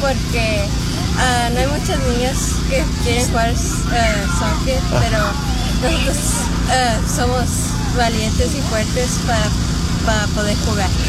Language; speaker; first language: Spanish; early bilingual, other home language; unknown